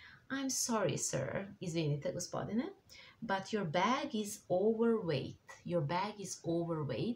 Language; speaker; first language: English; non-native, fluent; Serbian